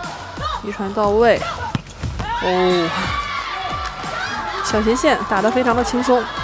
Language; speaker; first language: Chinese; native; Chinese